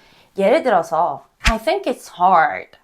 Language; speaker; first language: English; non-native, fluent; Korean